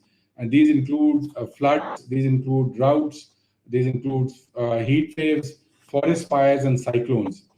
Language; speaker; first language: English; non-native, local second language; Urdu